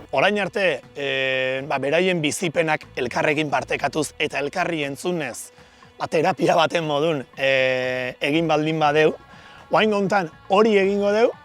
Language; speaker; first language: Basque; native; Basque